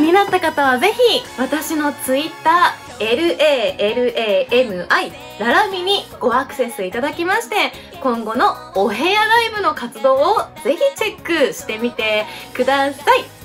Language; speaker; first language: Japanese; native; Japanese